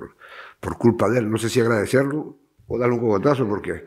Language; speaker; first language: Spanish; native; Spanish